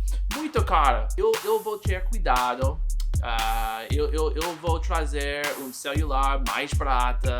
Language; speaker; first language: Portuguese; non-native, learner; English